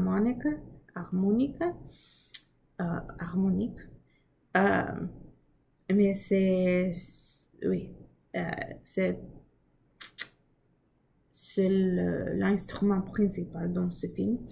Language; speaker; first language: French; non-native, learner; English